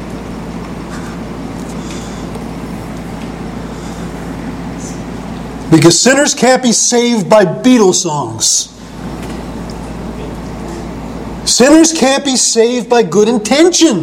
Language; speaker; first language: English; native; English